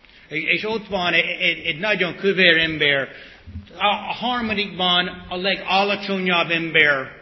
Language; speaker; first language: Hungarian; early bilingual, heritage; English